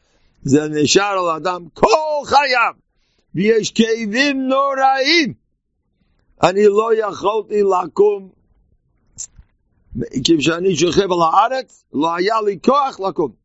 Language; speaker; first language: Hebrew; non-native, fluent; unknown